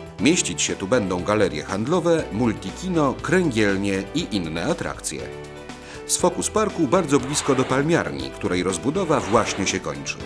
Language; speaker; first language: Polish; native; Polish